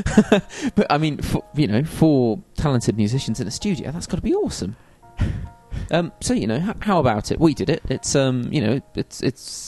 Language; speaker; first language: English; native; English